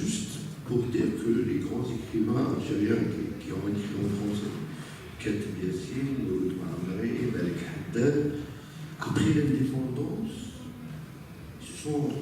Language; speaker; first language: French; non-native, local second language; Arabic